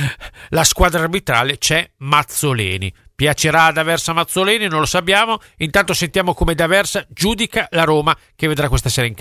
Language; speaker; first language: Italian; native; Italian